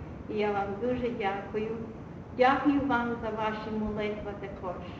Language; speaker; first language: Ukrainian; early bilingual, heritage; Ukrainian